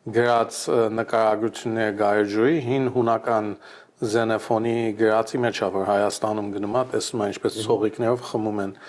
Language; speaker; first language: Armenian; early bilingual, heritage; Armenian